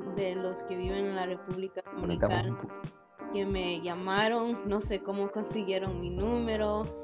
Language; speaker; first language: Spanish; early bilingual, heritage; English